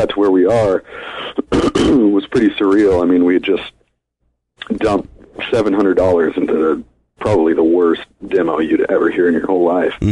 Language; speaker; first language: English; native; English